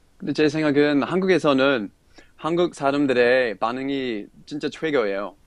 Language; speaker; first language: Korean; non-native, learner; English